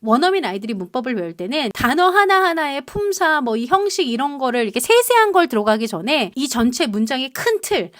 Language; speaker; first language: Korean; native; Korean